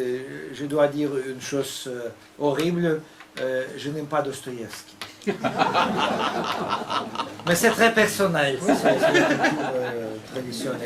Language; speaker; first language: French; non-native, fluent; Russian